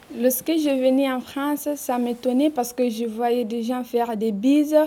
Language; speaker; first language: French; non-native, local second language; Fula